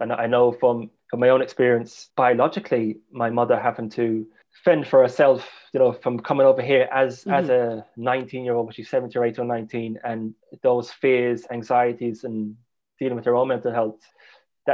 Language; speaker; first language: English; native; English